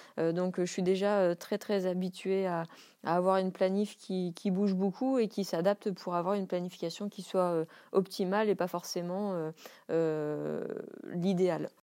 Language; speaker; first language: French; native; French